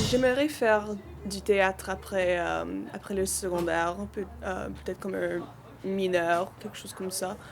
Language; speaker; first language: French; non-native, local second language; English